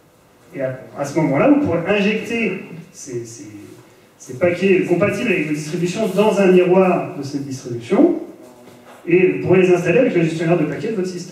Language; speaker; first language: French; native; French